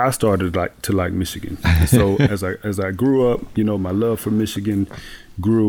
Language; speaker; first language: English; native; English